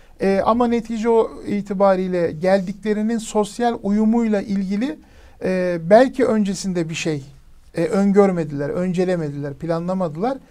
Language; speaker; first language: Turkish; native; Turkish